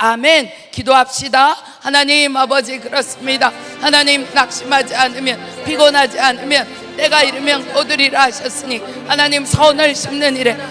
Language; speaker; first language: Korean; native; Korean